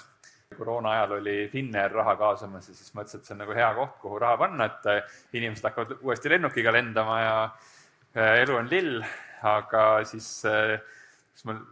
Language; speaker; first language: Estonian; native; Estonian